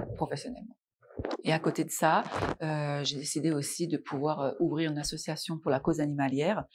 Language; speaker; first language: French; non-native, local second language; Arabic